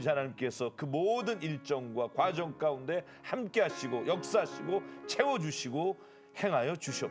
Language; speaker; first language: Korean; native; Korean